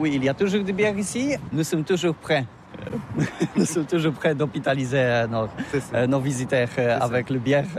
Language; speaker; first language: French; non-native, learner; Polish